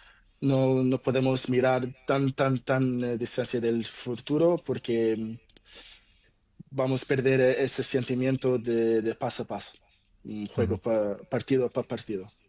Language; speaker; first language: Spanish; non-native, learner; Portuguese